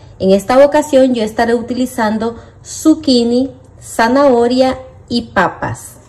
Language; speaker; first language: Spanish; native; Spanish